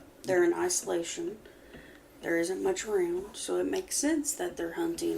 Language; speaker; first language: English; native; English